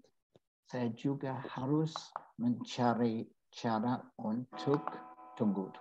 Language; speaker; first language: Indonesian; non-native, fluent; English